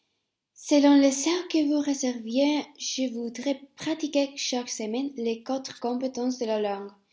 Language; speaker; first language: French; non-native, fluent; Spanish